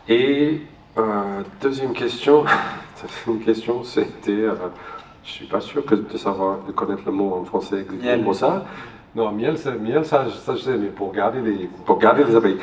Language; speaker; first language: French; non-native, learner; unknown